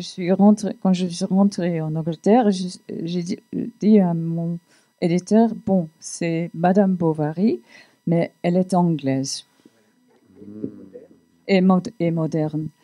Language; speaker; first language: French; non-native, fluent; English